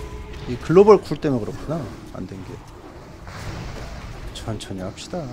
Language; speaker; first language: Korean; native; Korean